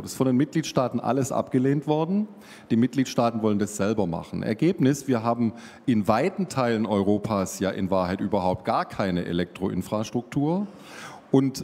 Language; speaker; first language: German; native; German